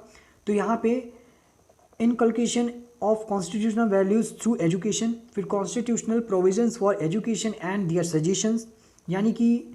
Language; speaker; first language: Hindi; native; Hindi